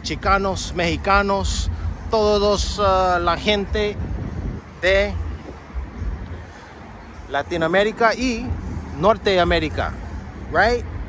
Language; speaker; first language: Spanish; non-native, learner; English